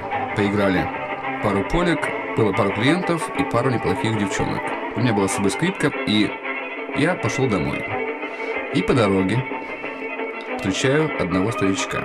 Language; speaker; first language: Russian; native; Russian